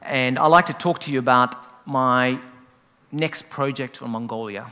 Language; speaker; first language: English; native; English